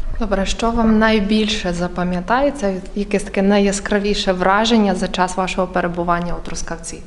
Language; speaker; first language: Ukrainian; native; Ukrainian